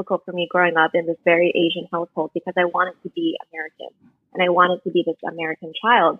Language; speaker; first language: English; native; English